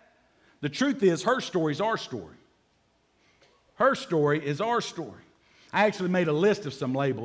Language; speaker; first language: English; native; English